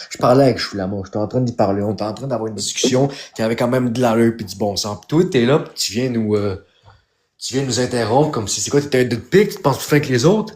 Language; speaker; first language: French; native; French